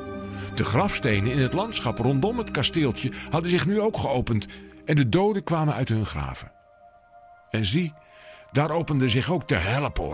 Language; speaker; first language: Dutch; native; Dutch